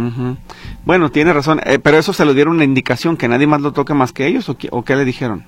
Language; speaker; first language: Spanish; native; Spanish